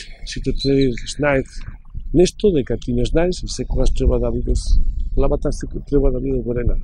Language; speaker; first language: Macedonian; non-native, learner; Spanish